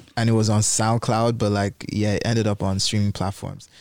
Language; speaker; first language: English; non-native, local second language; Igbo